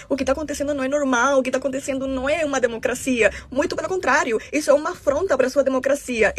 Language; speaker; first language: Portuguese; non-native, fluent; Spanish